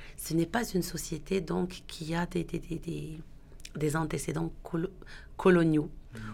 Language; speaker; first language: French; non-native, local second language; Arabic